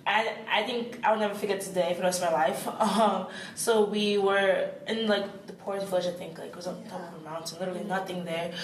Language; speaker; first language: English; native; English